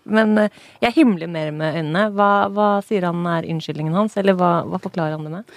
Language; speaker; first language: Norwegian; native; Norwegian